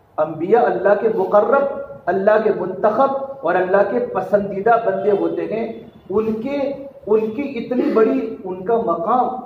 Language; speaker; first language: Urdu; non-native, local second language; Gujarati